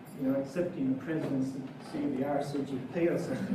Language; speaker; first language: English; native; English